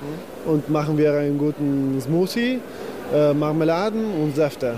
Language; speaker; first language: German; non-native, learner; Italian